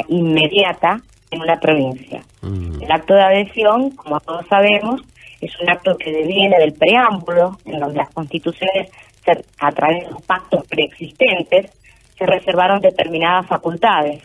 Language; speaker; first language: Spanish; native; Spanish